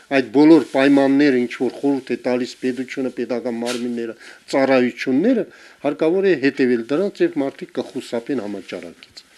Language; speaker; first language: Armenian; native; Armenian